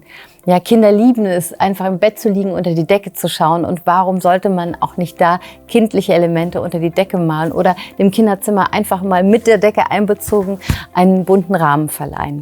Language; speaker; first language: German; native; German